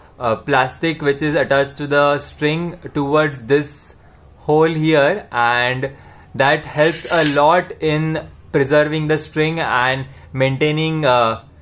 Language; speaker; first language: English; non-native, local second language; Hindi